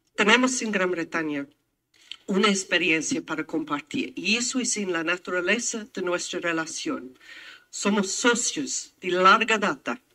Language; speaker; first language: Spanish; non-native, fluent; English